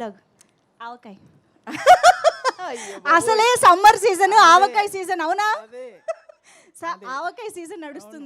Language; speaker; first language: Telugu; native; Telugu